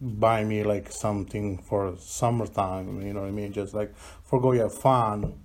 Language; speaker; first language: English; non-native, learner; Italian